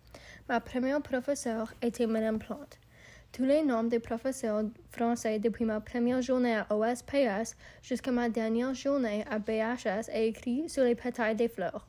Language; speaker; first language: French; non-native, local second language; English